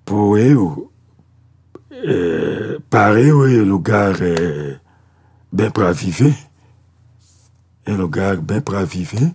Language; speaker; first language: Portuguese; non-native, learner; Lingala